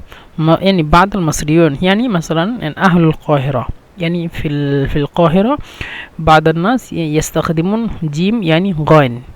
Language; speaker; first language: Arabic; non-native, fluent; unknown